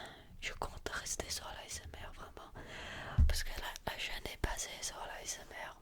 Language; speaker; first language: French; early bilingual, heritage; French